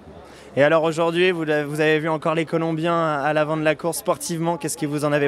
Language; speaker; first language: French; native; French